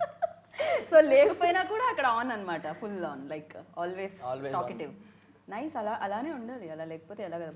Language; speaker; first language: Telugu; native; Telugu